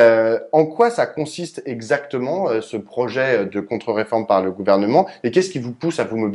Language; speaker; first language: French; native; French